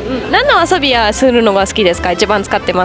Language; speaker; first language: Japanese; non-native, fluent; English